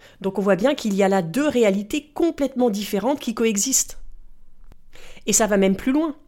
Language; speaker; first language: French; native; French